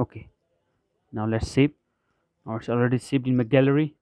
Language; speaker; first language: English; non-native, fluent; Nepali